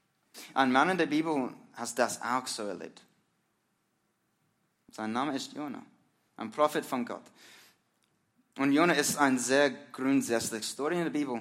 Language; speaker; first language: German; non-native, learner; English